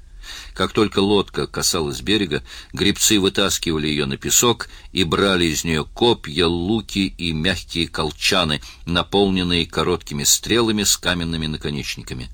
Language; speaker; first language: Russian; native; Russian